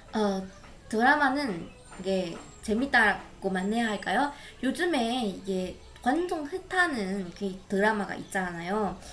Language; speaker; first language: Korean; non-native, fluent; Burmese